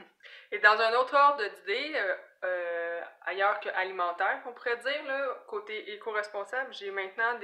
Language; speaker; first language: French; native; French